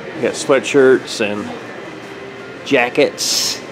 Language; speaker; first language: English; native; English